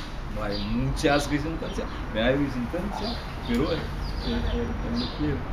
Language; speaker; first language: Spanish; non-native, learner; Haitian Creole